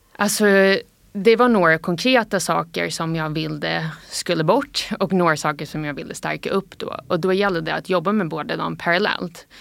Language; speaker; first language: Swedish; non-native, fluent; English